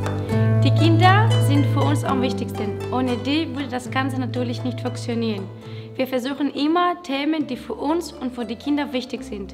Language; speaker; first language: German; non-native, fluent; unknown